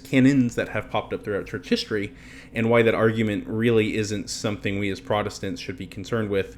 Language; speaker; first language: English; native; English